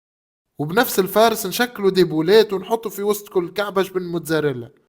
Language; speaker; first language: Arabic; native; Arabic